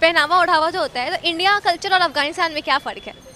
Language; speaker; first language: Hindi; native; Hindi